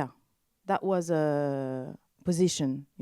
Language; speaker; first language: English; non-native, learner; French